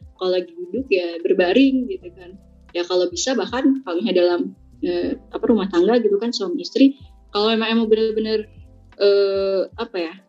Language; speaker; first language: Indonesian; native; Indonesian